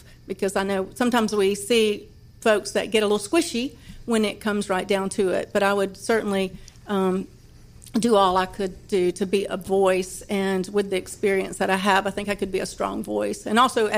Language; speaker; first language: English; native; English